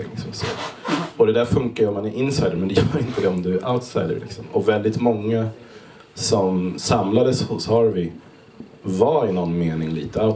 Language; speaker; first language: Swedish; native; Swedish